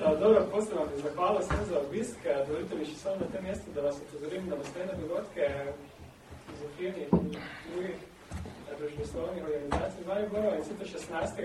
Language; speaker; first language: Slovenian; native; Slovenian